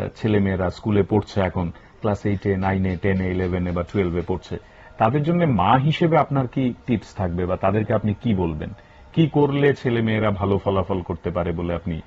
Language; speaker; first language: Bangla; native; Bangla